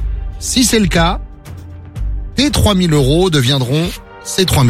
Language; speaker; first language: French; native; French